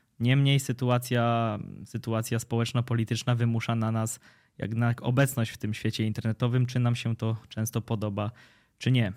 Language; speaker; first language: Polish; native; Polish